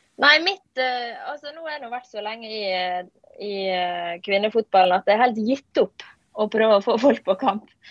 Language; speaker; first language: Norwegian; native; Norwegian